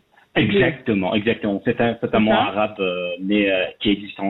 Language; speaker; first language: French; non-native, fluent; Persian